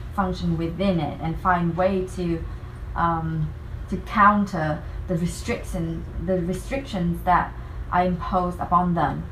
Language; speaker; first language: English; non-native, fluent; Vietnamese